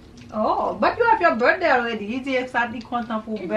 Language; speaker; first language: English; non-native, learner; Haitian Creole